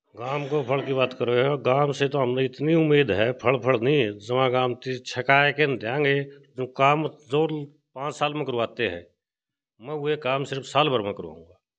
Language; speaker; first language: Hindi; native; Hindi